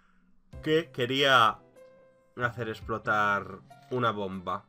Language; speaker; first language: Spanish; native; Spanish